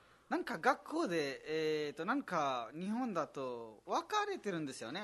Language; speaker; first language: Japanese; non-native, fluent; Nepali